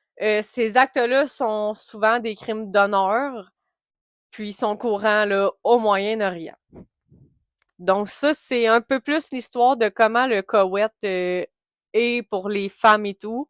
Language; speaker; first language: French; native; French